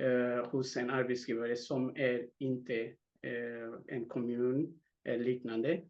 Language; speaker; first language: Swedish; non-native, fluent; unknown